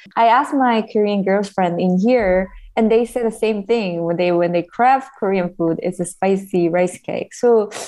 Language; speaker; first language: English; non-native, learner; Korean